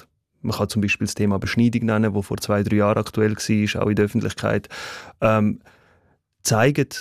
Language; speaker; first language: German; early bilingual, other home language; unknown